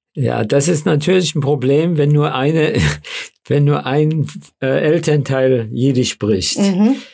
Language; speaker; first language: German; non-native, local second language; Yiddish